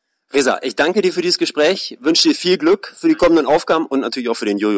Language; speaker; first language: German; native; German